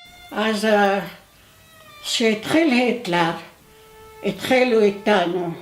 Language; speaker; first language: Hebrew; non-native, fluent; Arabic